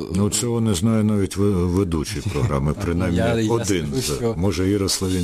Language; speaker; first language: Ukrainian; native; Ukrainian